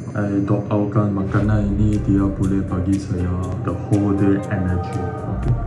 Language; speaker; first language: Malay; non-native, local second language; Chinese